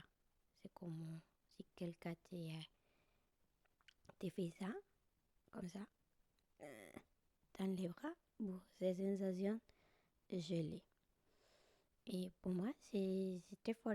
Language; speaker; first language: French; non-native, learner; Spanish